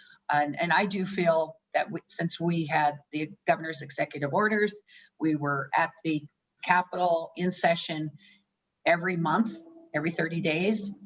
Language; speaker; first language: English; native; English